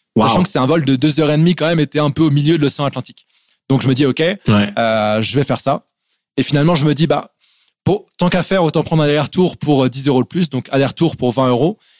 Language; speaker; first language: French; native; French